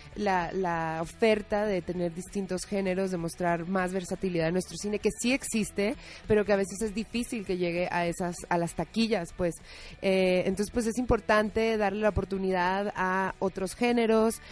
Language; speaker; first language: Spanish; native; Spanish